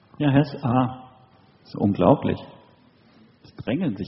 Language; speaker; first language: German; native; German